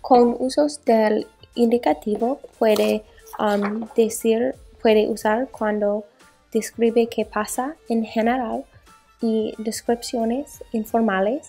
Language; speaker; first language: Spanish; non-native, learner; English